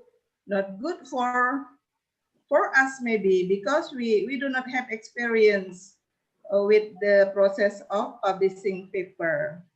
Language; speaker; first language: English; non-native, learner; Indonesian